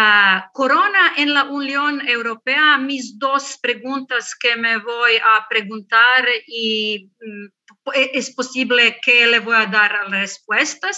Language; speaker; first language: Spanish; non-native, learner; Croatian